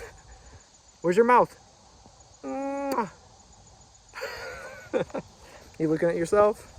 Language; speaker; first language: English; native; English